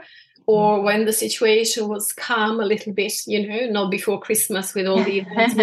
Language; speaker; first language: English; non-native, fluent; Bosnian